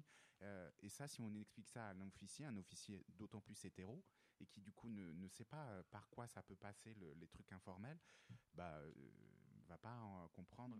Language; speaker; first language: French; native; French